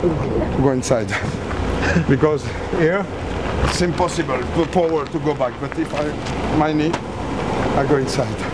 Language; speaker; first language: English; non-native, learner; French